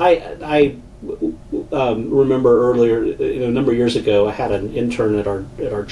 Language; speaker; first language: English; native; English